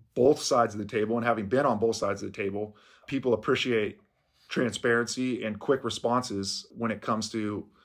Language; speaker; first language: English; native; English